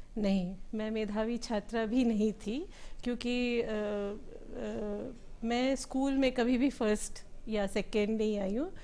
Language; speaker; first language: Hindi; native; Hindi